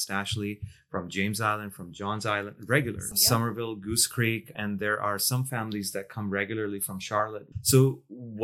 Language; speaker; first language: English; non-native, local second language; Urdu